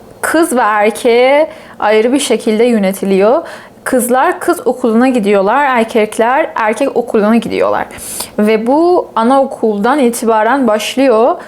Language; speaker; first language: Turkish; non-native, fluent; Persian